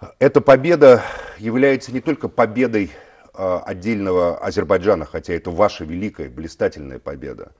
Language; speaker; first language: Russian; native; Russian